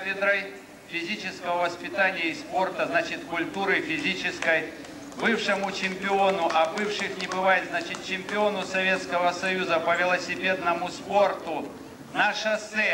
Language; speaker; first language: Russian; native; Russian